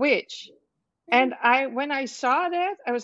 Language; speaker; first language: English; non-native, fluent; Dutch